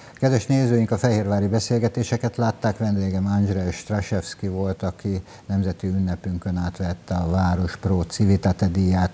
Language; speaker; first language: Hungarian; native; Hungarian